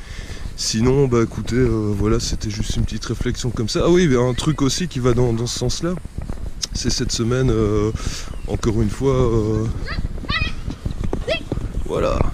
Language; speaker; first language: French; native; French